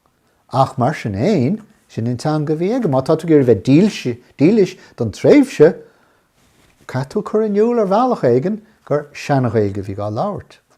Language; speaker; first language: Irish; non-native, local second language; English